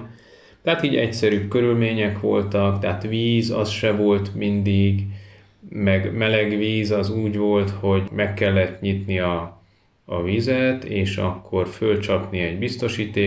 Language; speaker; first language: Hungarian; native; Hungarian